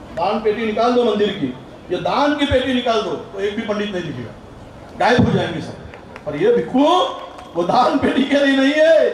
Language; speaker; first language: Hindi; non-native, local second language; Marathi